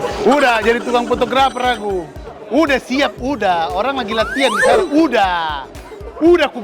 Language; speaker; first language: Indonesian; native; Indonesian